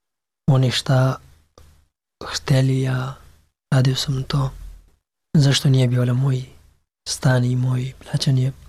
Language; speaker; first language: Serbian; non-native, learner; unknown